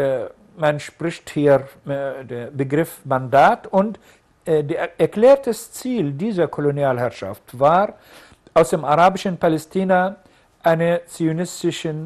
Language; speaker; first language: German; non-native, fluent; Arabic